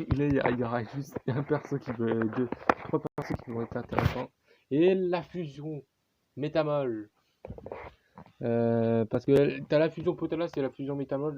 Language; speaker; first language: French; native; French